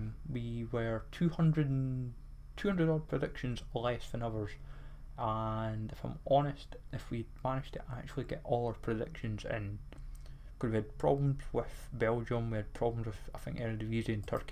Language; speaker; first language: English; native; English